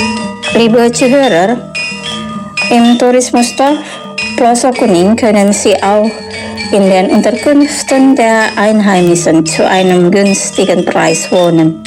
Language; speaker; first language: German; non-native, learner; Indonesian